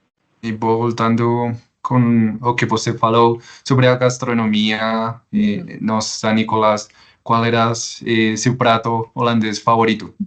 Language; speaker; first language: Portuguese; non-native, fluent; Spanish